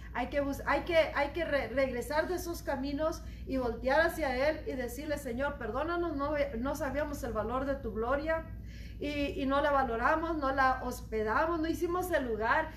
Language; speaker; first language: Spanish; early bilingual, heritage; Spanish